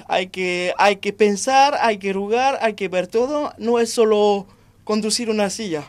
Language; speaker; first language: Spanish; non-native, fluent; French